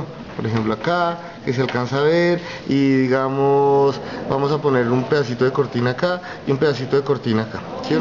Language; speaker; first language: Spanish; native; Spanish